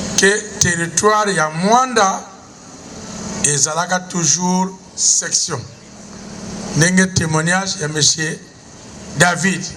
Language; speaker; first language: Lingala; non-native, local second language; Kongo